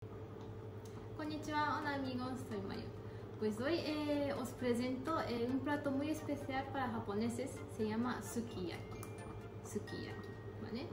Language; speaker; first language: Spanish; non-native, fluent; Japanese